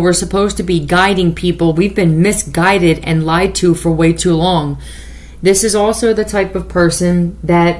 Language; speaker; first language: English; native; English